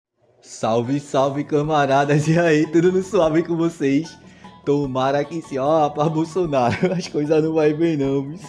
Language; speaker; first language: Portuguese; native; Portuguese